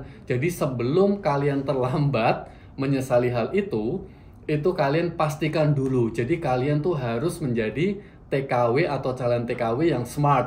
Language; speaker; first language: Indonesian; native; Indonesian